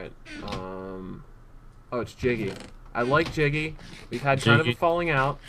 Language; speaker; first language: English; native; English